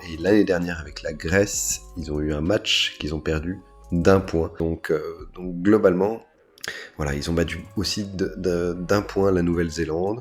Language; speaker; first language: French; native; French